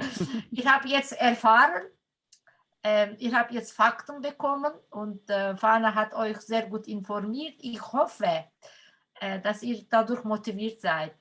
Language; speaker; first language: German; non-native, fluent; Turkish